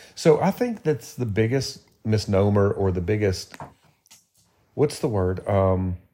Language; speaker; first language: English; native; English